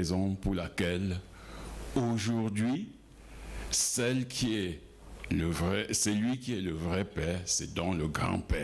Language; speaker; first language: French; non-native, local second language; Ghomala